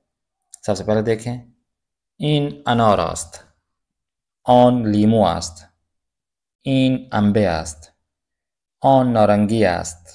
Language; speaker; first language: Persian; non-native, fluent; Urdu